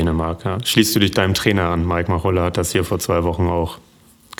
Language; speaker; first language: German; native; German